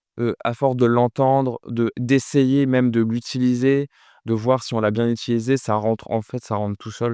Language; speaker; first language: French; native; French